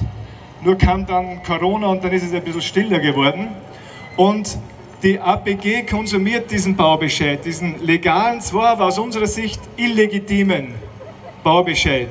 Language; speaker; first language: German; native; German